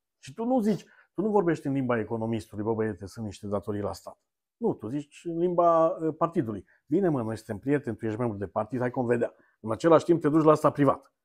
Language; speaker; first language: Romanian; native; Romanian